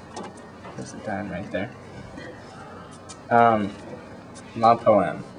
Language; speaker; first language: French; non-native, learner; English